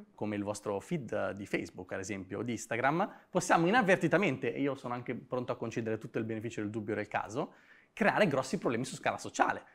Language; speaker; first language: Italian; native; Italian